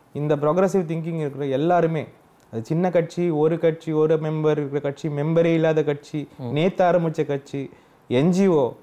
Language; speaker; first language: Tamil; native; Tamil